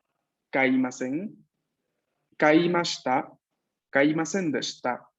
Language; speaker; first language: Japanese; non-native, fluent; Spanish